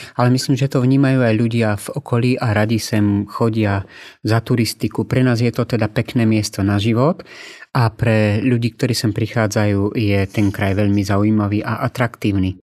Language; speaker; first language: Slovak; native; Slovak